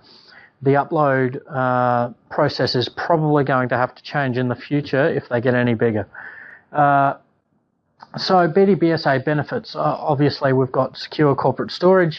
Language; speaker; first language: English; native; English